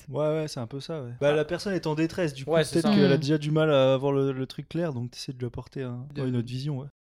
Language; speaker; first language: French; native; French